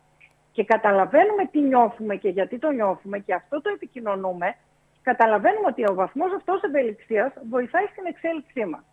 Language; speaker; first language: Greek; native; Greek